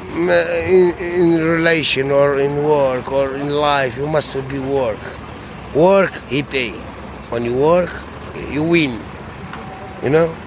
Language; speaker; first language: English; non-native, learner; Arabic